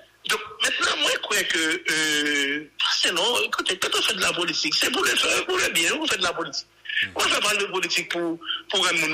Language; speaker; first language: French; non-native, local second language; Haitian Creole